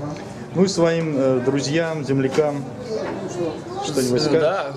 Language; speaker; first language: Russian; native; Russian